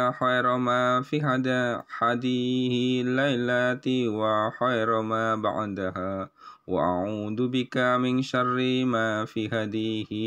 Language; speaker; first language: Arabic; non-native, learner; Indonesian